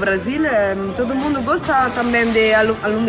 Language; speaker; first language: Portuguese; non-native, learner; Italian